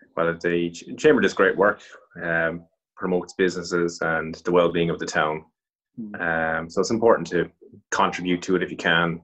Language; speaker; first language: English; native; English